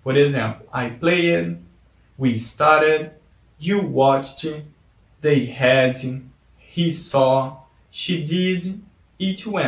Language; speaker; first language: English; non-native, fluent; Portuguese